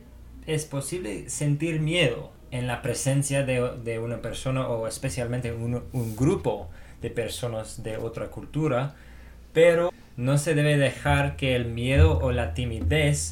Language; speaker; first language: Spanish; non-native, fluent; English